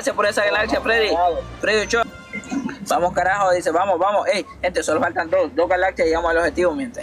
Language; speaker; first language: Spanish; native; Spanish